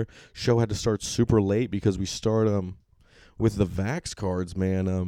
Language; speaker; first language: English; native; English